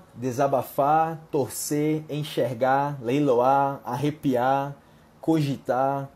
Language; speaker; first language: Portuguese; native; Portuguese